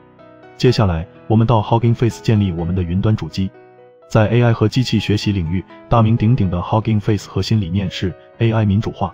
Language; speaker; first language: Chinese; native; Chinese